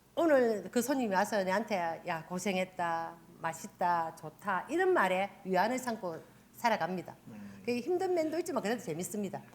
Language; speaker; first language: Korean; native; Korean